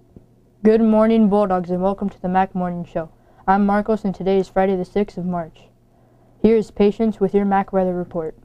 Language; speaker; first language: English; native; English